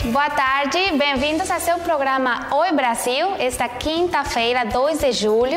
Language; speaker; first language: Portuguese; non-native, fluent; Spanish